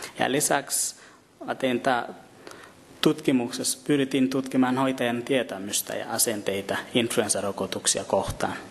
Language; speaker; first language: Finnish; non-native, fluent; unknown